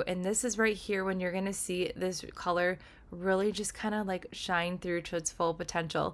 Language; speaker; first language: English; native; English